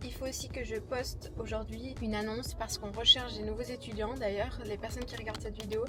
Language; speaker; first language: French; native; French